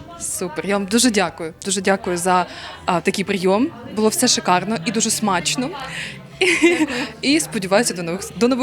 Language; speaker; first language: Ukrainian; native; Ukrainian